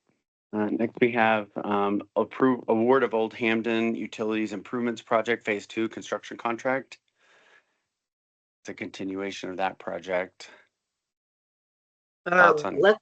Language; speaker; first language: English; native; English